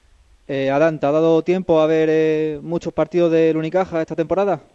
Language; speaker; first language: Spanish; native; Spanish